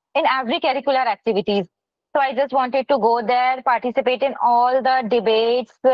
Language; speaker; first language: Hindi; native; Hindi